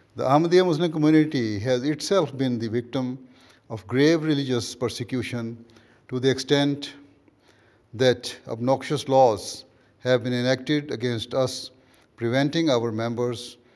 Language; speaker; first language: English; non-native, local second language; Urdu